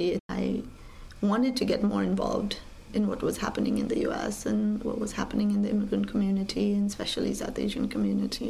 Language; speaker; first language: English; non-native, local second language; Nepali